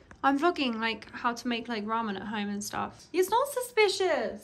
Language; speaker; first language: English; native; English